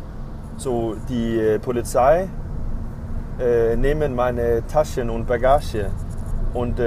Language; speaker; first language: German; non-native, learner; Danish